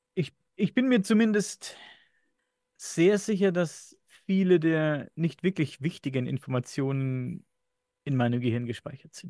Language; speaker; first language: German; native; German